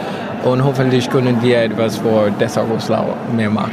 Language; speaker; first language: German; non-native, learner; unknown